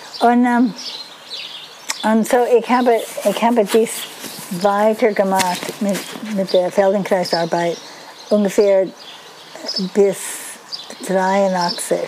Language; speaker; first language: German; non-native, learner; English